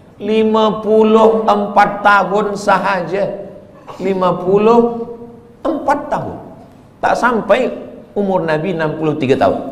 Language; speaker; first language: Malay; native; Malay